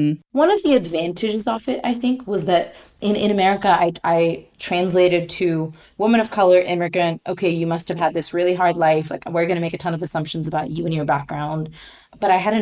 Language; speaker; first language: English; non-native, local second language; Hindi